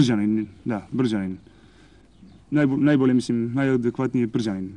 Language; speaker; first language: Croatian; non-native, local second language; Albanian